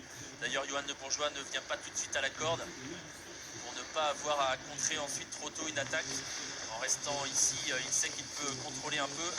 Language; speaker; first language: French; native; French